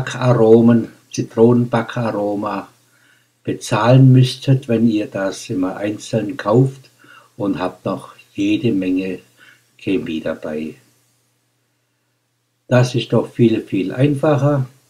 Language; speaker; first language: German; native; German